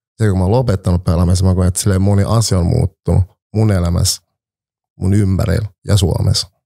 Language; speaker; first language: Finnish; early bilingual, other home language; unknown